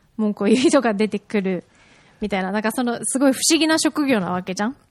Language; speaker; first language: Japanese; native; Japanese